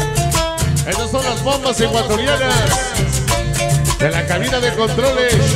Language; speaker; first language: Spanish; native; Spanish